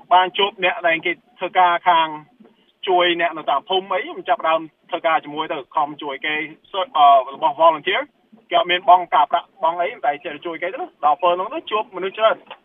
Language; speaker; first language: Khmer; early bilingual, heritage; Khmer